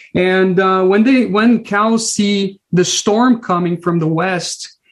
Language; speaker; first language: English; non-native, fluent; Portuguese